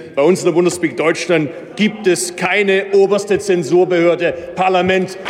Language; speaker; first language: German; native; German